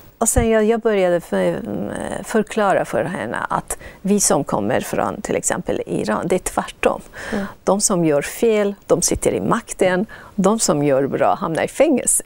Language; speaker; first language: Swedish; non-native, fluent; Persian